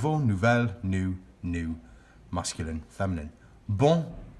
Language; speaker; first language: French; non-native, fluent; English